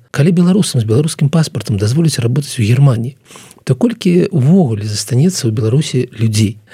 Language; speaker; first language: Belarusian; non-native, local second language; Russian